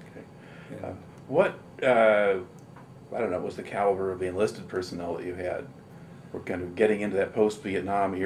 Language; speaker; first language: English; native; English